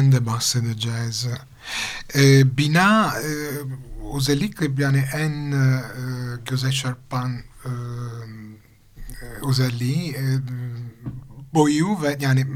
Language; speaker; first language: Turkish; non-native, fluent; Italian